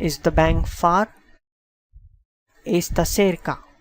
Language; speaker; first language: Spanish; non-native, fluent; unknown